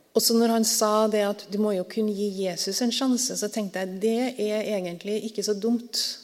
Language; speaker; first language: Norwegian; native; Norwegian